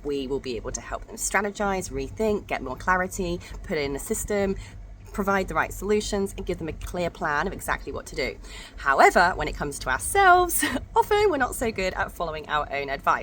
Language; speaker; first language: English; native; English